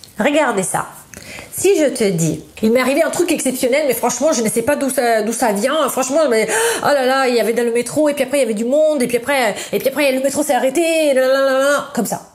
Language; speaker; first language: French; non-native, fluent; Italian